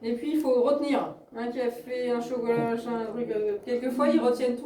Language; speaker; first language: French; native; French